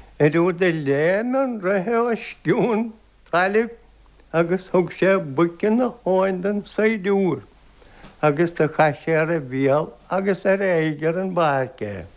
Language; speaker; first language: Irish; native; Irish